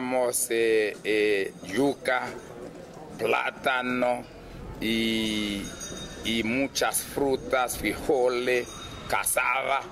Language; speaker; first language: Spanish; non-native, fluent; Haitian Creole